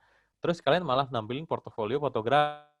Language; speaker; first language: Indonesian; native; Indonesian